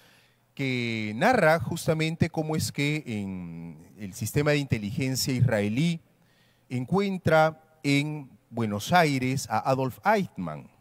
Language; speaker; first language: Spanish; native; Spanish